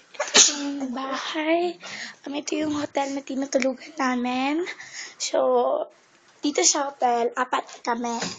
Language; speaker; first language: Filipino; non-native, local second language; Cebuano